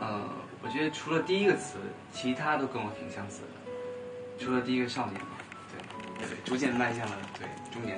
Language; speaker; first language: Chinese; native; Chinese